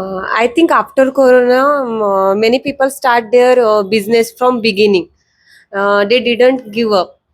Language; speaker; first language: English; non-native, learner; Marathi